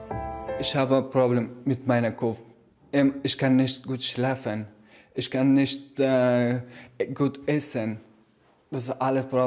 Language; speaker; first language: German; non-native, learner; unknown